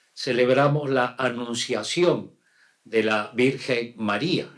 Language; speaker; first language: Spanish; native; Spanish